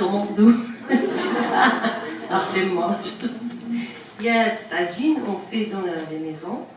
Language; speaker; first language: French; non-native, learner; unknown